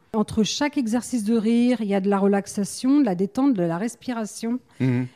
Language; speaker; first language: French; native; French